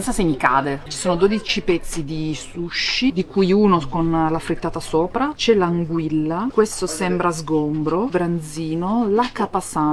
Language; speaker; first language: Italian; native; Italian